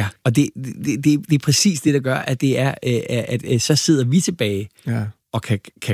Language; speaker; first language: Danish; native; Danish